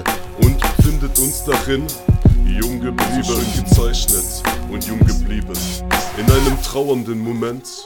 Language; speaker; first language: German; native; German